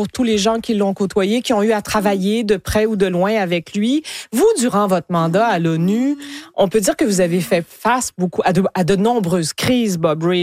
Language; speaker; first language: French; native; French